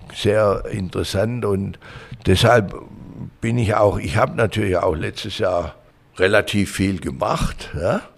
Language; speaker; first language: German; native; German